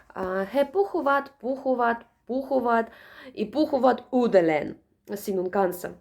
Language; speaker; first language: Finnish; non-native, learner; Russian